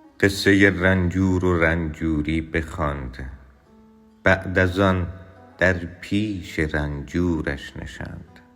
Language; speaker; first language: Persian; native; Persian